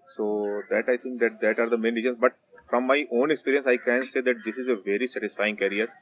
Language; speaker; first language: English; non-native, local second language; Hindi